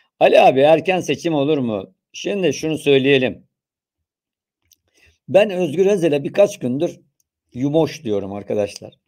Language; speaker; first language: Turkish; native; Turkish